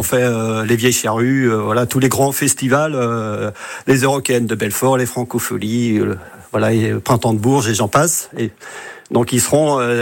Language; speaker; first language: French; native; French